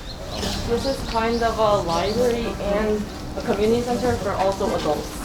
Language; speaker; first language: English; non-native, fluent; Korean